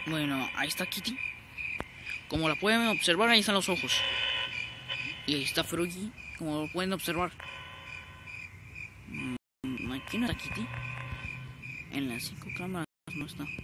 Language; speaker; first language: Spanish; native; Spanish